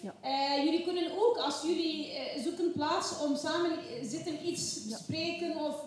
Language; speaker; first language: Dutch; non-native, learner; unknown